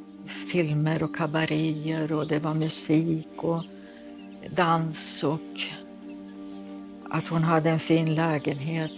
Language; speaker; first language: Swedish; early bilingual, other home language; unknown